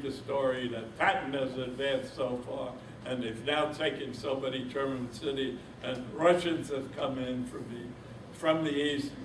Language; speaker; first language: English; native; English